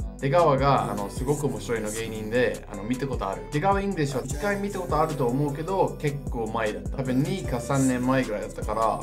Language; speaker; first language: Japanese; non-native, fluent; English